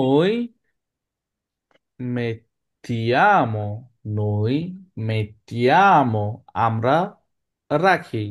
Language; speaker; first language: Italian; non-native, fluent; Bangla